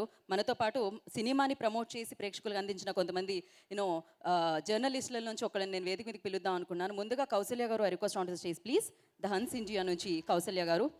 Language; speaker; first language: Telugu; native; Telugu